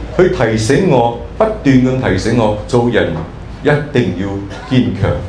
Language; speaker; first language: Cantonese; non-native, local second language; Min Nan Chinese